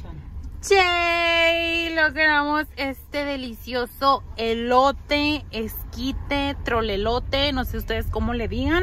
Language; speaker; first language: Spanish; native; Spanish